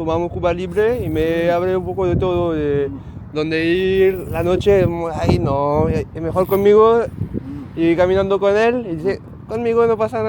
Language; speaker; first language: Spanish; non-native, learner; French